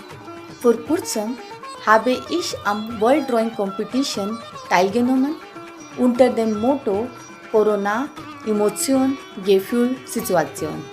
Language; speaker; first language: German; non-native, fluent; Marathi